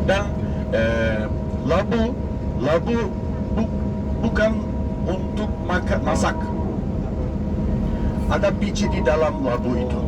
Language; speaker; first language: Indonesian; non-native, fluent; Turkish